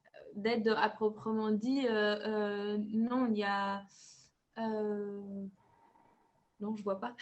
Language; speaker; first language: French; native; French